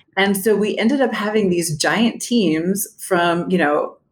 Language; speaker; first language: English; native; English